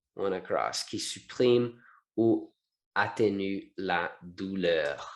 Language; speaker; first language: French; non-native, learner; English